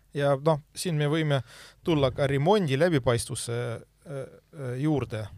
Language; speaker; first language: Estonian; non-native, local second language; Russian